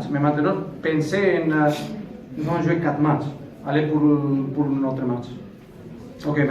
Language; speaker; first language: French; non-native, fluent; Spanish